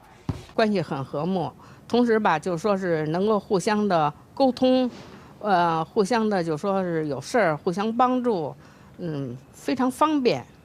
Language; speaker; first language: Chinese; native; Chinese